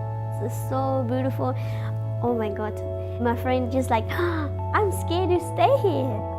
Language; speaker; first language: English; non-native, local second language; Hmong